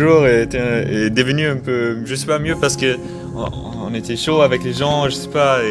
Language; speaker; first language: French; non-native, learner; German